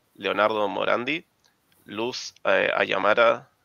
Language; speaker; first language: Spanish; native; Spanish